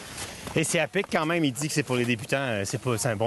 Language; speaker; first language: French; native; French